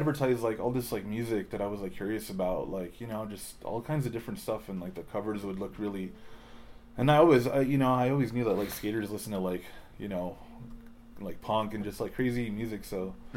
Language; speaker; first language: English; native; English